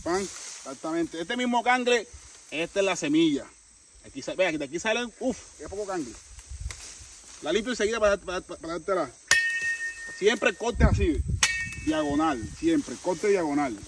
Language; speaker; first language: Spanish; native; Spanish